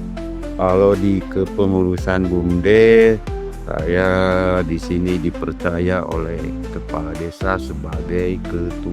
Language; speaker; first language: Indonesian; non-native, local second language; Sundanese